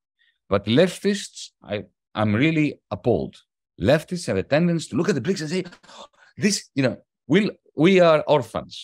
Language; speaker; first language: English; non-native, fluent; Greek